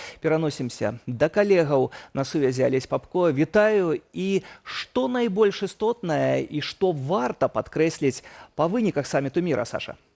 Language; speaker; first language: Belarusian; native; Belarusian